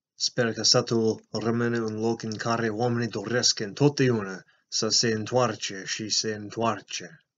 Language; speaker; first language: Romanian; non-native, learner; English